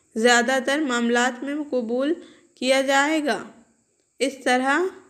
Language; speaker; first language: Hindi; non-native, local second language; Urdu